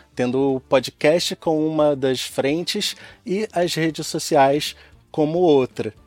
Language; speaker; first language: Portuguese; native; Portuguese